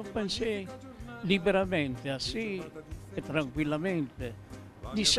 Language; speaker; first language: Portuguese; non-native, fluent; Italian